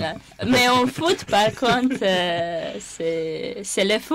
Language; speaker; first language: French; non-native, fluent; Serbian